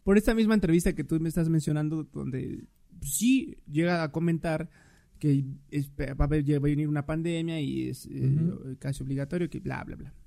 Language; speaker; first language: Spanish; native; Spanish